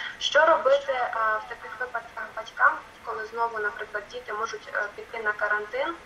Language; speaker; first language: Ukrainian; non-native, local second language; Russian